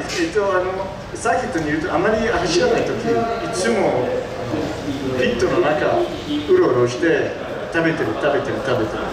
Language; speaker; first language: Japanese; early bilingual, heritage; Japanese